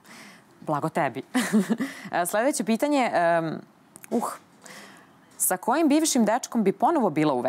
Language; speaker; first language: Serbian; native; Serbian